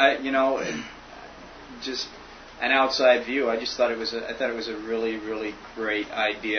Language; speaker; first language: English; native; English